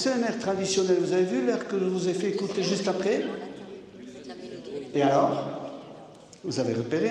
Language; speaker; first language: French; native; French